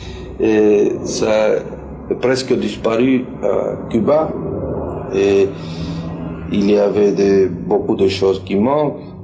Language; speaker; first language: French; non-native, fluent; Spanish